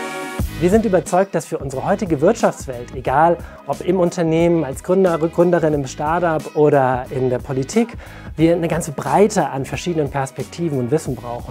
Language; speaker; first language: German; native; German